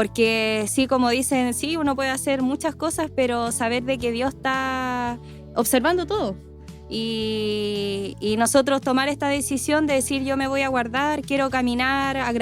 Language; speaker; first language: Spanish; native; Spanish